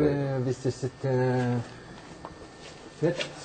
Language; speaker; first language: Norwegian; non-native, learner; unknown